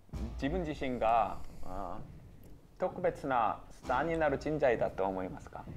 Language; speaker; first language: Japanese; non-native, learner; Korean